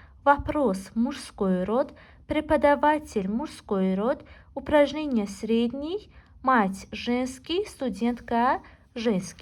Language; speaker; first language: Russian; non-native, local second language; Azerbaijani